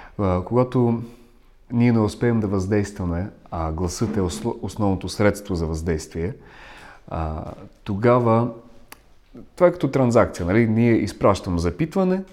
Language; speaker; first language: Bulgarian; non-native, fluent; Russian